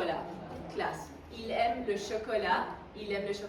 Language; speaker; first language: French; non-native, fluent; Spanish